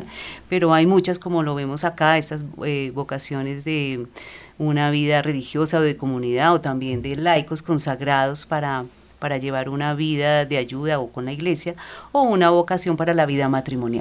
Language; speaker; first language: Spanish; native; Spanish